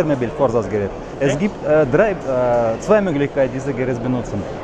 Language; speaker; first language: German; non-native, learner; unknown